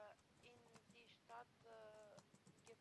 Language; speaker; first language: German; non-native, learner; Macedonian